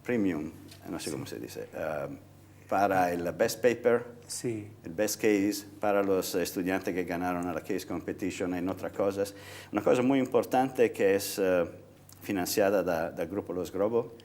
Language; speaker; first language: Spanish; non-native, fluent; Italian